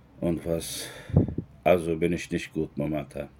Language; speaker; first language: German; non-native, learner; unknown